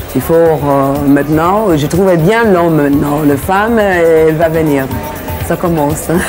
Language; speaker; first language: French; non-native, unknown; English